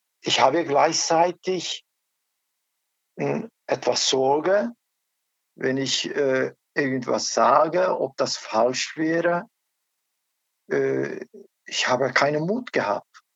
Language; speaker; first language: German; non-native, learner; Turkish